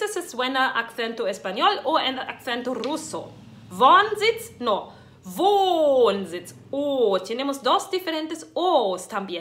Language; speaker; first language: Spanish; non-native, fluent; German